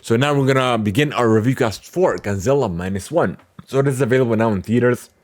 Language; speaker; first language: English; early bilingual, heritage; Arabic